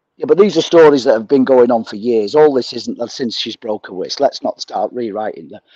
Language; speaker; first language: English; native; English